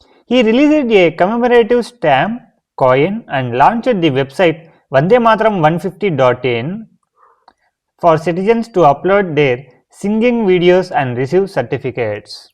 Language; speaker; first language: English; non-native, local second language; Telugu